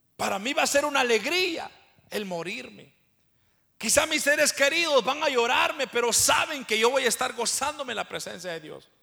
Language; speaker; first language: Spanish; native; Spanish